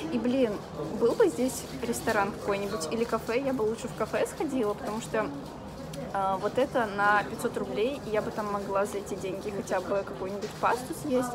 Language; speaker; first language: Russian; native; Russian